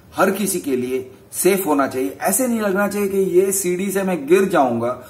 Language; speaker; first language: Hindi; non-native, local second language; Gujarati